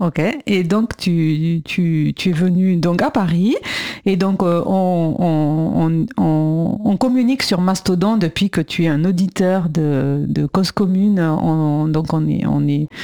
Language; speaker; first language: French; native; French